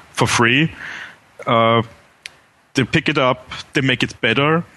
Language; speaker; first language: English; non-native, fluent; German